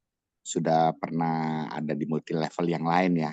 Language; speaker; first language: Indonesian; native; Indonesian